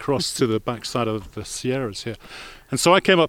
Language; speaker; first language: English; native; English